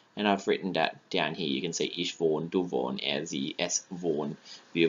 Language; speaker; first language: German; non-native, fluent; English